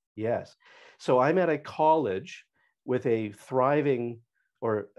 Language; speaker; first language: English; native; English